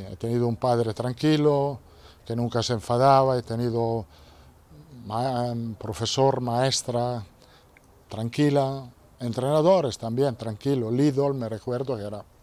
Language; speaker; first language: Spanish; non-native, fluent; Italian